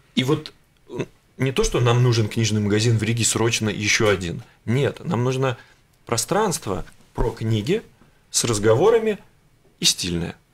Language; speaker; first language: Russian; native; Russian